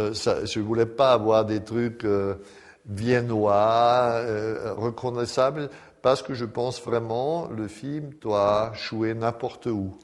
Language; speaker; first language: French; non-native, fluent; German